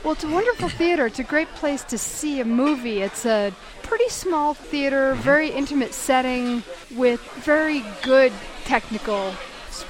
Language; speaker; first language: English; native; English